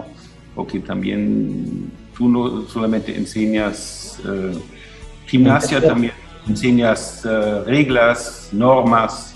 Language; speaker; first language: Spanish; non-native, fluent; German